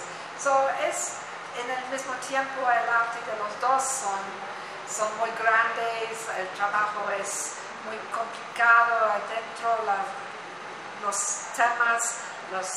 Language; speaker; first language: Spanish; non-native, learner; English